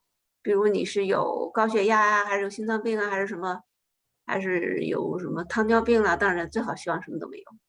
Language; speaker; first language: Chinese; native; Chinese